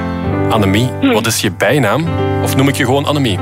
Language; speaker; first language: Dutch; native; Dutch